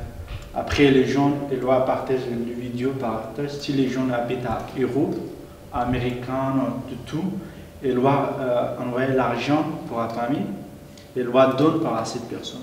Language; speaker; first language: French; non-native, learner; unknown